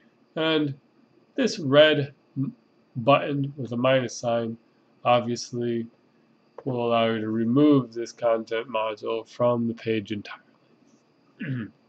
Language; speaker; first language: English; native; English